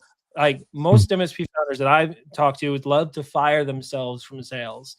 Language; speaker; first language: English; native; English